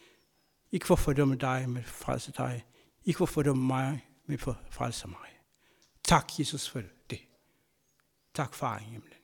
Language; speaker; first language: Danish; non-native, fluent; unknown